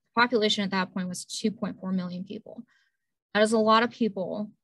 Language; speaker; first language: English; native; English